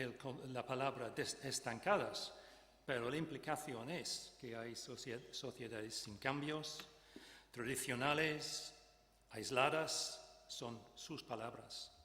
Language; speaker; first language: Spanish; non-native, fluent; English